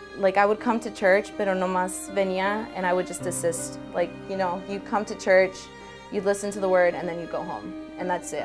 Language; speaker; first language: English; early bilingual, other home language; Spanish